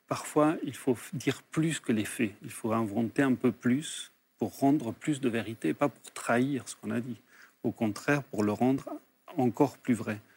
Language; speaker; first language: French; early bilingual, other home language; Spanish